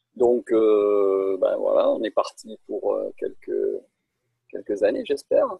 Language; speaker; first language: French; native; French